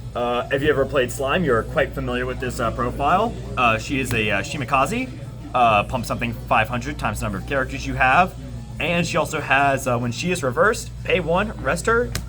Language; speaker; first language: English; native; English